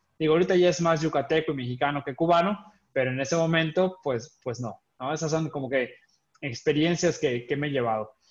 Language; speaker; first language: Spanish; native; Spanish